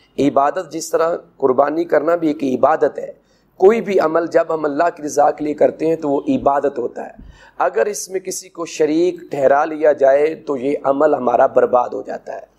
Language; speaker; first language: Urdu; non-native, local second language; Punjabi